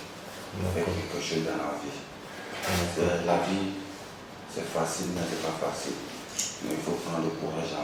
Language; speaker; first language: French; non-native, local second language; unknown